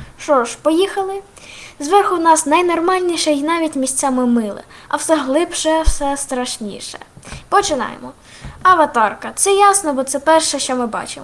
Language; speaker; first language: Ukrainian; native; Ukrainian